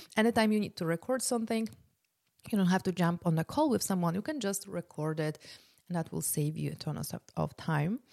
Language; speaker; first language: English; non-native, fluent; Polish